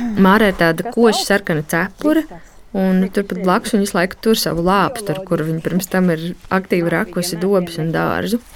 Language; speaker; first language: Latvian; native; Latvian